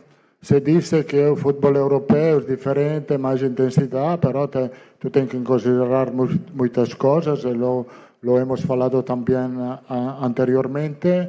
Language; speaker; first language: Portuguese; non-native, fluent; Italian